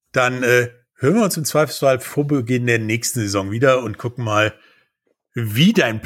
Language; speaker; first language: German; native; German